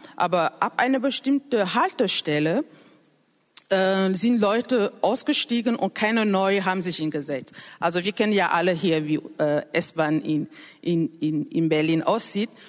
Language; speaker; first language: German; non-native, fluent; French